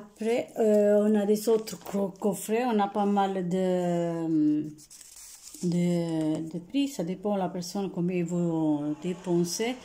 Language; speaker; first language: French; non-native, fluent; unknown